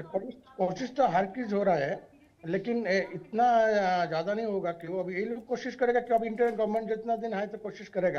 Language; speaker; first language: Hindi; non-native, local second language; Bangla